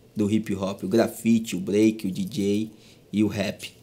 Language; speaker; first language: Portuguese; native; Portuguese